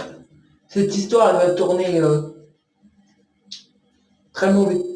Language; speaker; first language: French; native; French